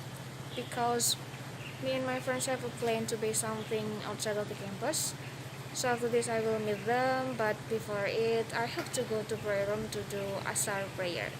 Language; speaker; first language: English; non-native, learner; Indonesian